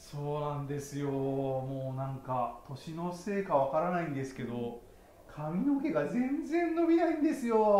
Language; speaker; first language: Japanese; native; Japanese